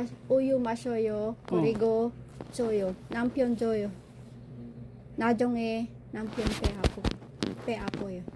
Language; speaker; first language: Korean; non-native, learner; Filipino